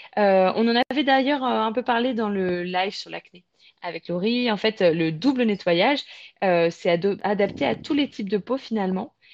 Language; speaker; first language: French; native; French